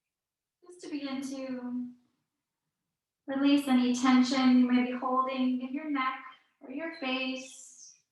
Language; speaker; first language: English; native; English